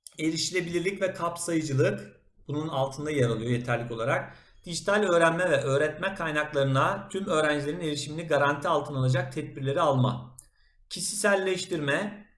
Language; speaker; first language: Turkish; native; Turkish